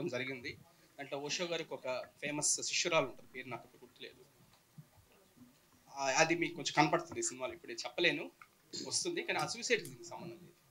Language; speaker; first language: Telugu; native; Telugu